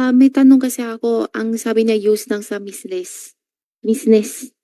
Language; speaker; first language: Filipino; non-native, learner; Chinese